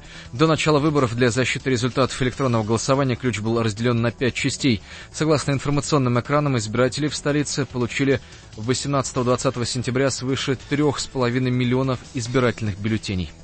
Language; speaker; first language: Russian; native; Russian